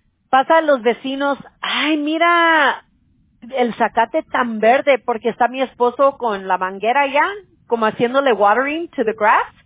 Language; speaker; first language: Spanish; early bilingual, heritage; Spanish